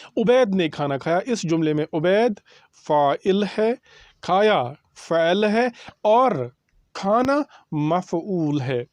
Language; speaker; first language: Urdu; non-native, local second language; Kashmiri